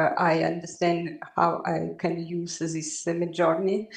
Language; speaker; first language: English; non-native, learner; Belarusian